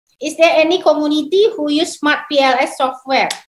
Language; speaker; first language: English; non-native, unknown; Indonesian